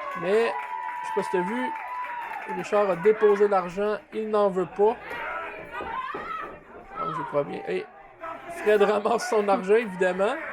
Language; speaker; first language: French; native; French